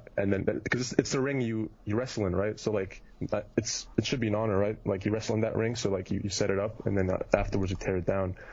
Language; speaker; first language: English; early bilingual, heritage; German